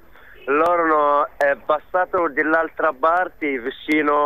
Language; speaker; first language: Italian; non-native, learner; Arabic